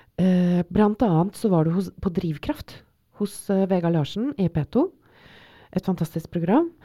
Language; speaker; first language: Norwegian; native; Norwegian